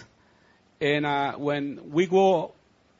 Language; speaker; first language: English; non-native, learner; Spanish